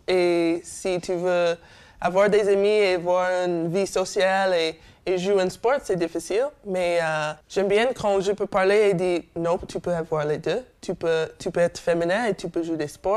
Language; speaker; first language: French; non-native, fluent; English